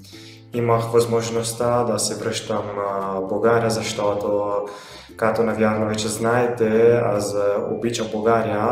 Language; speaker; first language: Bulgarian; non-native, learner; Italian